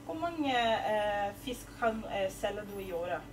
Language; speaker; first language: Norwegian; non-native, learner; Portuguese